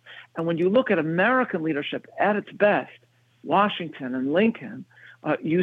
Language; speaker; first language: English; native; English